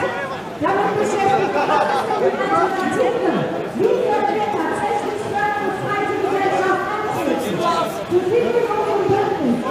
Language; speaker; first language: German; native; German